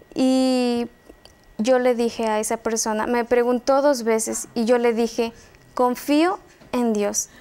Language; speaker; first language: Spanish; native; Spanish